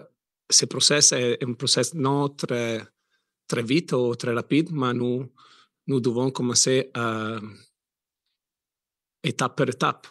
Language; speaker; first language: French; non-native, learner; Italian